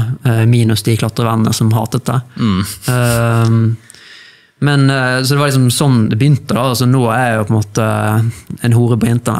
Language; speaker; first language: Norwegian; native; Norwegian